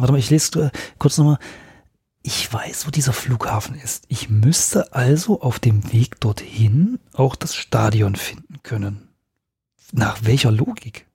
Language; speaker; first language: German; native; German